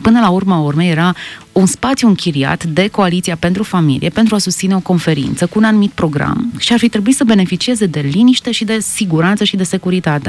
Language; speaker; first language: Romanian; native; Romanian